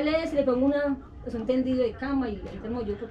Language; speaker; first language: Spanish; native; Spanish